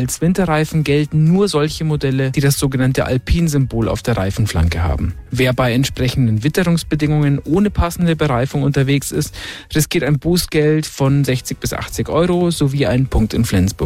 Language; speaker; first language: German; native; German